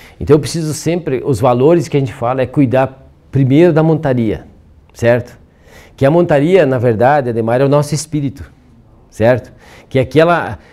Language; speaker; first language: Portuguese; native; Portuguese